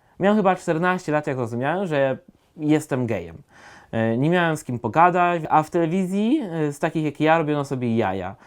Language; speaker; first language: Polish; native; Polish